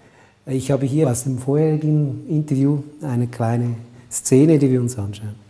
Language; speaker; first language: German; native; German